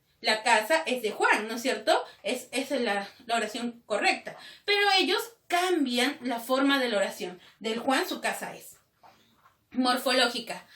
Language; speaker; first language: Spanish; native; Spanish